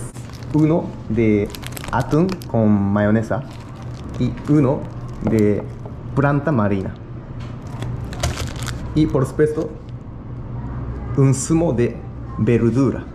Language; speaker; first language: Spanish; non-native, learner; Japanese